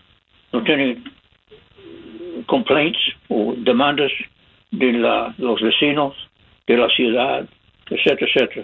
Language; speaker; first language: Spanish; non-native, fluent; English